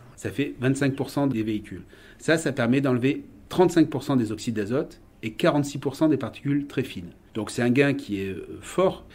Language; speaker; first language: French; native; French